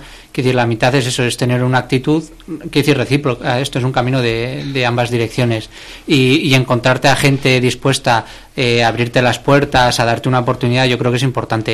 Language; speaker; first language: Spanish; native; Spanish